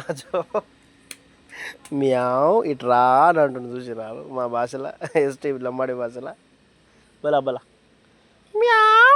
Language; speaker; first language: Telugu; non-native, local second language; Lambadi